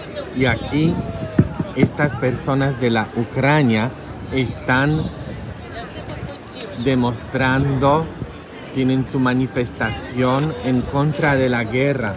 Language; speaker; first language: Spanish; non-native, fluent; Polish